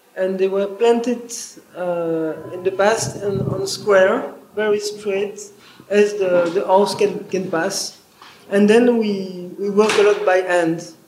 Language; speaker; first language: English; non-native, learner; French